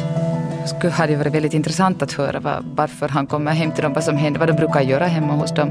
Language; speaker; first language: Swedish; native; Swedish